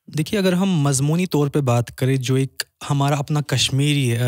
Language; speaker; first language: Urdu; non-native, local second language; Kashmiri